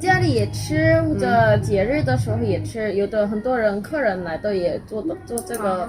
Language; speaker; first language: Chinese; non-native, fluent; Korean